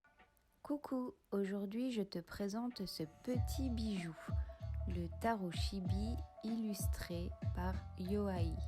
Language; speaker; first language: French; native; French